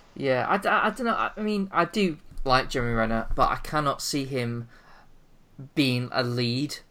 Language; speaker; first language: English; native; English